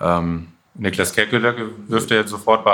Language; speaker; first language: German; native; German